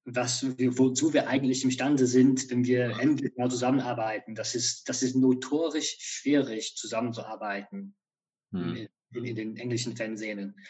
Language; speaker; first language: German; non-native, fluent; English